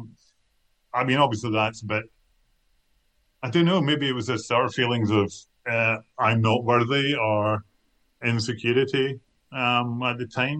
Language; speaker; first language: English; native; English